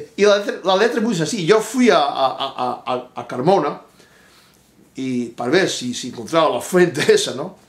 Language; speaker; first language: Spanish; non-native, fluent; Dutch